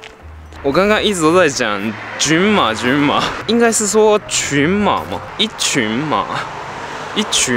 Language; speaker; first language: Chinese; early bilingual, heritage; Japanese